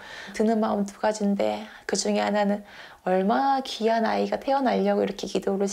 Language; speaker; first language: Korean; native; Korean